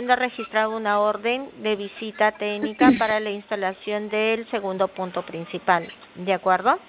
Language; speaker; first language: Spanish; native; Spanish